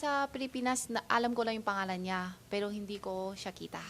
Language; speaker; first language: Filipino; non-native, fluent; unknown